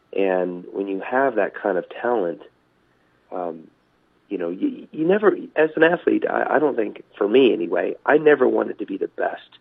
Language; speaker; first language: English; native; English